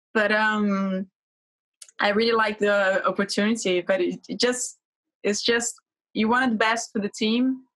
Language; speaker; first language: English; non-native, fluent; Portuguese